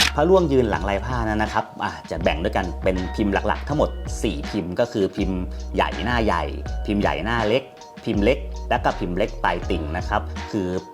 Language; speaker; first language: Thai; native; Thai